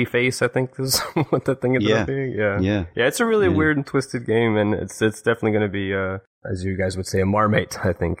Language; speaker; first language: English; native; English